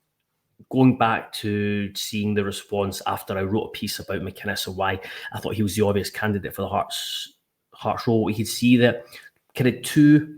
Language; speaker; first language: English; native; English